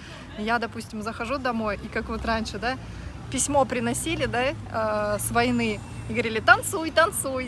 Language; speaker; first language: Russian; native; Russian